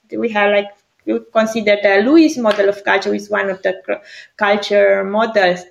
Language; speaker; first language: English; non-native, fluent; Greek